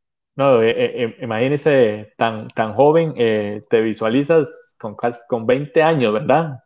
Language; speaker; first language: Spanish; native; Spanish